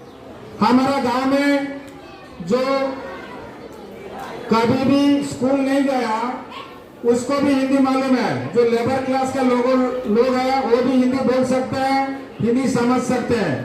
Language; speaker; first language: Hindi; non-native, local second language; Odia